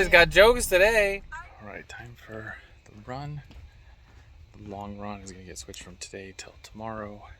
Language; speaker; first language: English; native; English